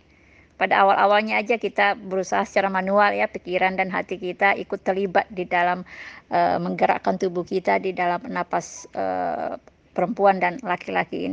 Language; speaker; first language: Indonesian; native; Indonesian